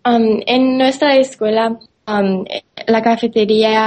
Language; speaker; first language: Spanish; non-native, learner; English